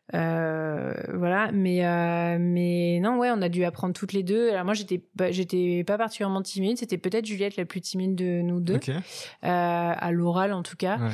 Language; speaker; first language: French; native; French